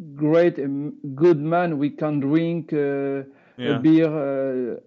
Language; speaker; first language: English; non-native, learner; French